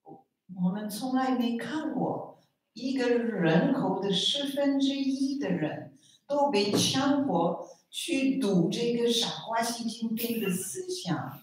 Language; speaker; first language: Chinese; non-native, fluent; French